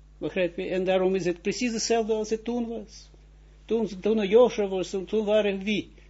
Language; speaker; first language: Dutch; non-native, fluent; Russian